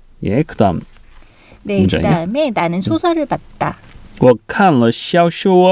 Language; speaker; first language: Chinese; non-native, learner; Korean